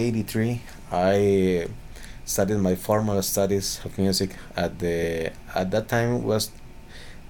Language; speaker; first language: English; non-native, fluent; Spanish